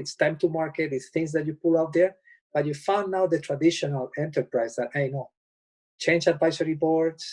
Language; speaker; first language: English; non-native, fluent; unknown